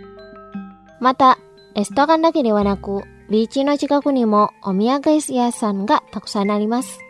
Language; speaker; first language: Japanese; non-native, fluent; Indonesian